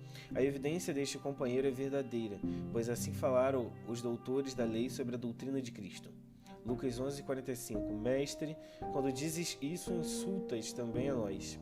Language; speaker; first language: Portuguese; native; Portuguese